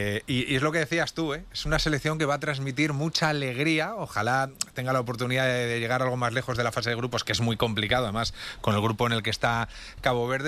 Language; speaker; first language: Spanish; native; Spanish